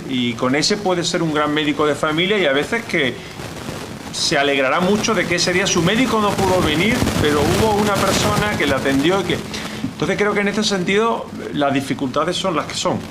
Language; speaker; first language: Spanish; native; Spanish